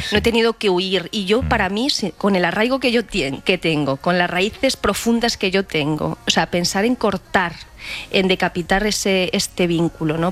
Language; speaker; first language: Spanish; native; Spanish